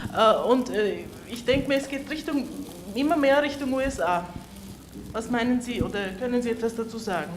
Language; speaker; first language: German; early bilingual, other home language; Turkish